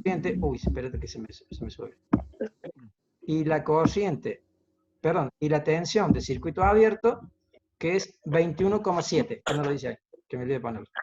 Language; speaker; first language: Spanish; native; Spanish